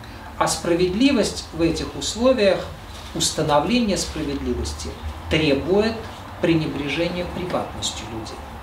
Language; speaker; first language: Russian; native; Russian